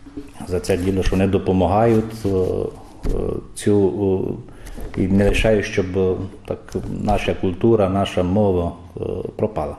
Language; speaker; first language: Ukrainian; early bilingual, heritage; Ukrainian